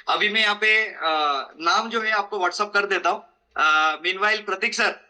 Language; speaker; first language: Hindi; non-native, local second language; Malayalam